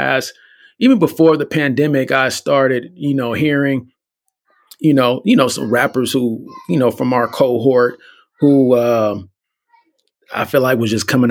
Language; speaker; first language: English; native; English